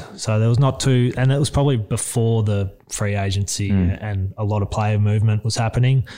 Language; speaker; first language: English; native; English